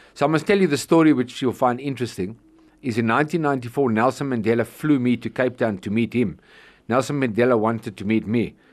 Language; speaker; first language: English; native; English